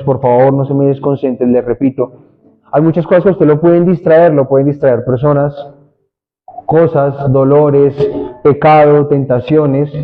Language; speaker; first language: Spanish; native; Spanish